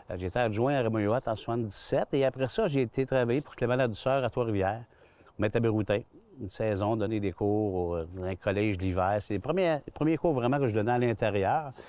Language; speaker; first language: French; native; French